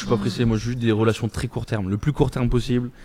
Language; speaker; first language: French; native; French